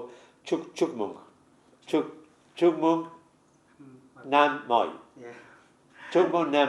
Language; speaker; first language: Vietnamese; non-native, learner; Spanish